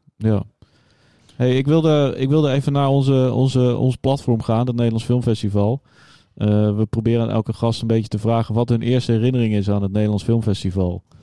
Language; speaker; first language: Dutch; native; Dutch